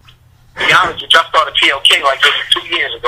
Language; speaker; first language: English; native; English